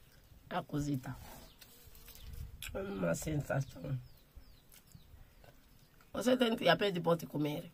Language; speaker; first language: Portuguese; non-native, local second language; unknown